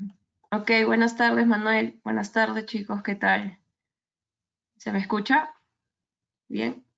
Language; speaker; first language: Spanish; native; Spanish